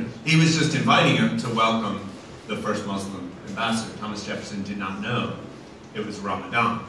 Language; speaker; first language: English; native; English